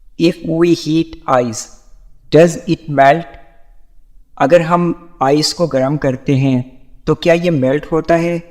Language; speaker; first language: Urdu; native; Urdu